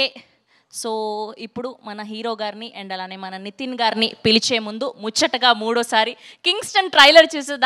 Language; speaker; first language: Telugu; native; Telugu